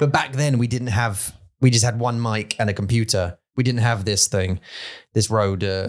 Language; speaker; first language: English; native; English